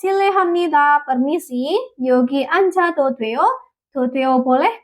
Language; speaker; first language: Korean; non-native, fluent; Indonesian